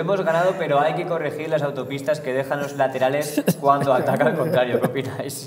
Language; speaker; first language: Spanish; non-native, local second language; Catalan